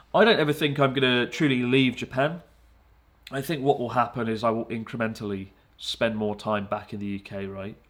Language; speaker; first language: English; native; English